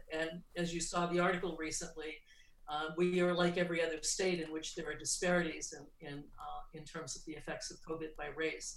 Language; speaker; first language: English; native; English